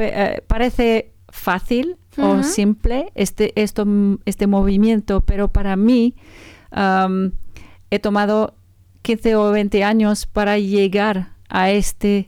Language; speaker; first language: Spanish; non-native, learner; French